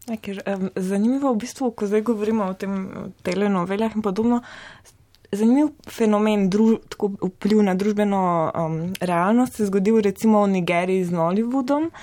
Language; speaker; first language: Slovenian; native; Slovenian